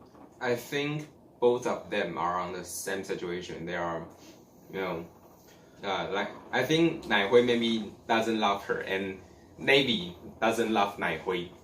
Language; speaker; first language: English; non-native, learner; Chinese